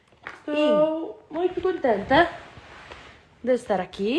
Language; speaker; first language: Portuguese; non-native, learner; Spanish